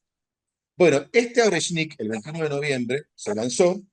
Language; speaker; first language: Spanish; native; Spanish